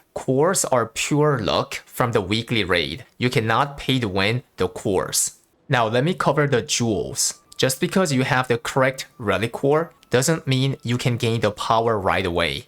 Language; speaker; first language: English; non-native, fluent; Korean